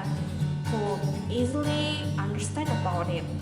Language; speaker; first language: English; non-native, learner; Indonesian